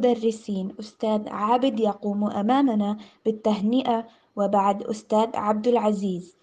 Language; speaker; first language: Arabic; non-native, learner; Malayalam